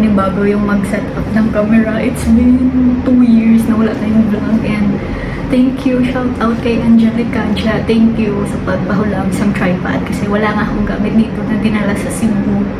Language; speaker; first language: Filipino; non-native, local second language; Hiligaynon